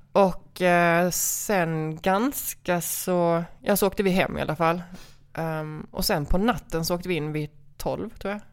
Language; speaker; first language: Swedish; native; Swedish